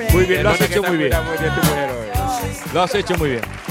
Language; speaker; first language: Spanish; native; Spanish